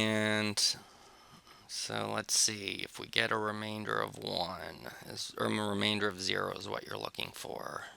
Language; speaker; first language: English; native; English